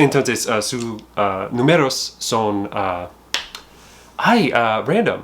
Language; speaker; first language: Spanish; non-native, learner; English